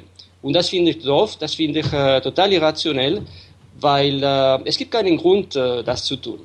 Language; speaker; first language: German; non-native, fluent; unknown